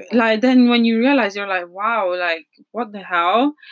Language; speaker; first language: English; non-native, fluent; Italian